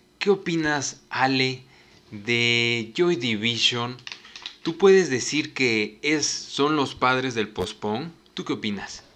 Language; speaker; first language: Spanish; native; Spanish